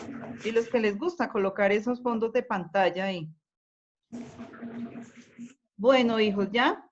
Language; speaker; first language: Spanish; native; Spanish